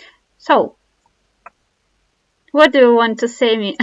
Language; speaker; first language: English; non-native, fluent; Russian